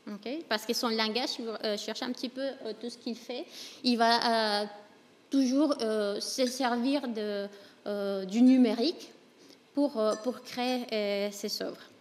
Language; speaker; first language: French; non-native, fluent; Spanish